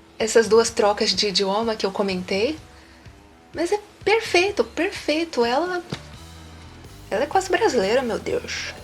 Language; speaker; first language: Portuguese; native; Portuguese